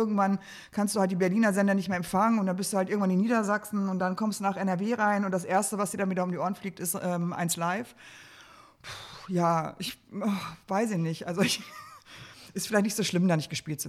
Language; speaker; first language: German; native; German